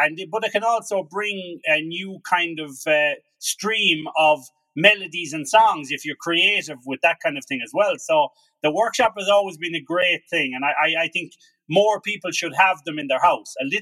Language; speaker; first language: English; native; English